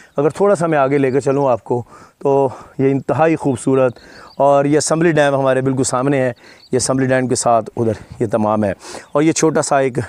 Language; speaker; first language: Urdu; non-native, local second language; Punjabi